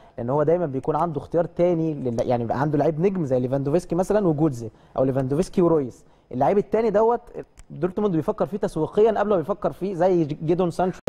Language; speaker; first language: Egyptian Arabic; native; Egyptian Arabic